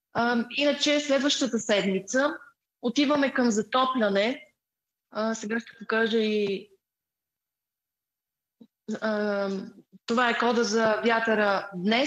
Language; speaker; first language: Bulgarian; native; Bulgarian